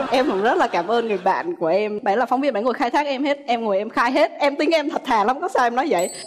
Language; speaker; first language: Vietnamese; native; Vietnamese